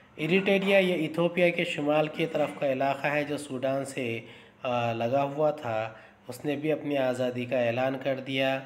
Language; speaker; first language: Urdu; native; Urdu